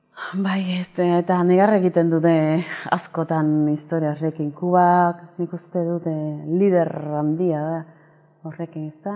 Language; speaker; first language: Basque; non-native, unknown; Spanish